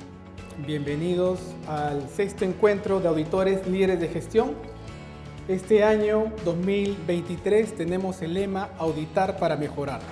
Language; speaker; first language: Spanish; native; Spanish